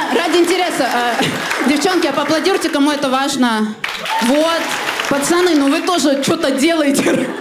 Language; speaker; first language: Russian; early bilingual, other home language; Armenian